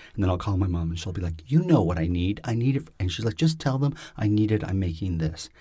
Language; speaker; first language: English; native; English